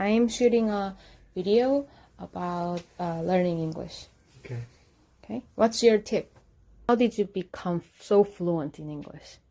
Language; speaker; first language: English; non-native, learner; Korean